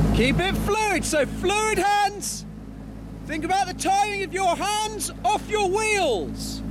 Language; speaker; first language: English; native; English